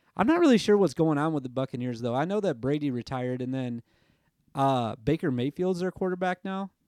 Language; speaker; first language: English; native; English